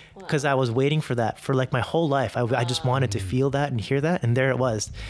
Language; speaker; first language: English; native; English